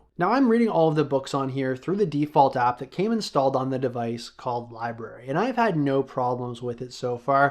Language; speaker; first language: English; native; English